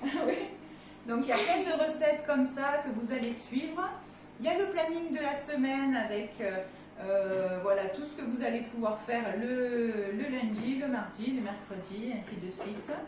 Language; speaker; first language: French; native; French